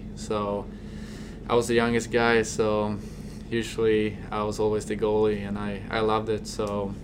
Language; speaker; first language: English; non-native, fluent; Swedish